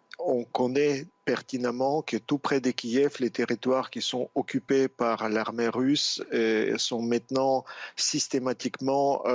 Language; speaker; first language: French; non-native, fluent; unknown